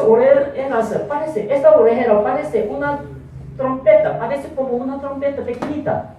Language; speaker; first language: Spanish; non-native, fluent; Korean